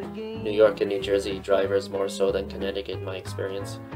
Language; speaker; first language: English; native; English